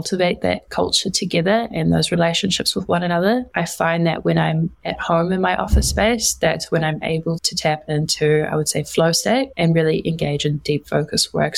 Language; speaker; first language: English; native; English